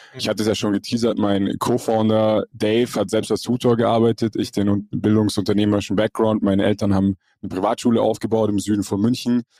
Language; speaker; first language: German; native; German